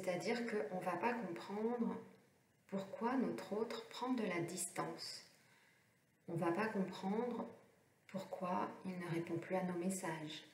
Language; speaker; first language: French; native; French